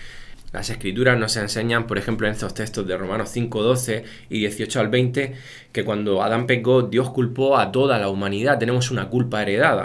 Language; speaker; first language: Spanish; native; Spanish